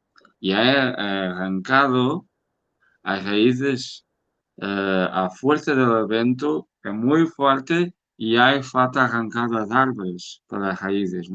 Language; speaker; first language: Spanish; non-native, learner; Portuguese